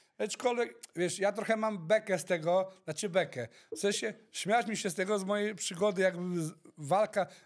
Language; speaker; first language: Polish; early bilingual, heritage; Polish